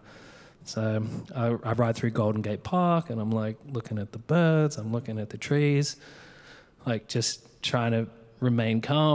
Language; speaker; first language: English; native; English